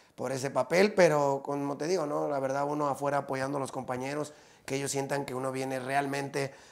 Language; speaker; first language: Spanish; native; Spanish